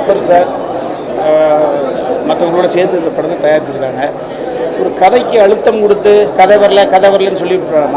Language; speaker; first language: Tamil; native; Tamil